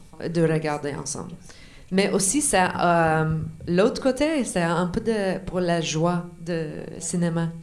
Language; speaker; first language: French; non-native, local second language; English